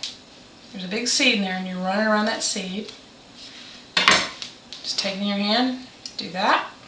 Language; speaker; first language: English; native; English